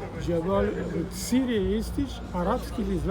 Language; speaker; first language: Polish; non-native, learner; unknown